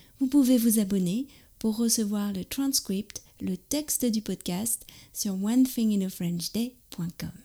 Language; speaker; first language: French; native; French